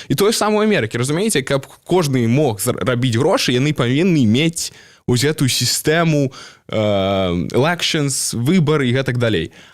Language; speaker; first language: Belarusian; non-native, local second language; Russian